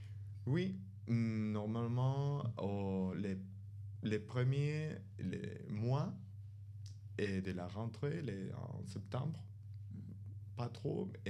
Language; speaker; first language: French; non-native, fluent; Spanish